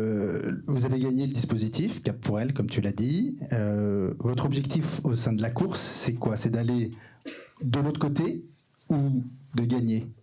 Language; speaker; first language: French; native; French